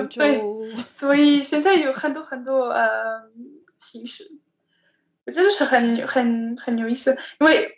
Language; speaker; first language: Chinese; non-native, learner; French